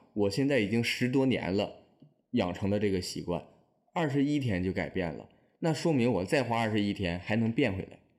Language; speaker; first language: Chinese; native; Chinese